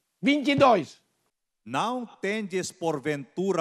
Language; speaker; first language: Portuguese; non-native, fluent; Filipino